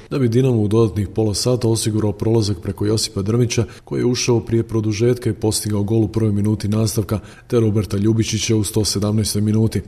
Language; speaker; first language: Croatian; native; Croatian